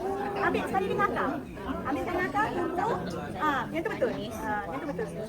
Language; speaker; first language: Malay; native; Malay